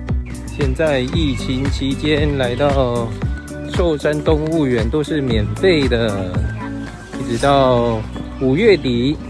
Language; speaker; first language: Chinese; native; Chinese